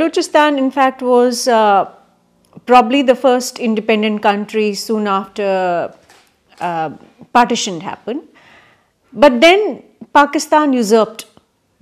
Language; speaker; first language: English; non-native, local second language; Kashmiri